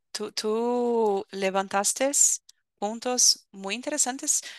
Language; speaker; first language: Spanish; non-native, fluent; Portuguese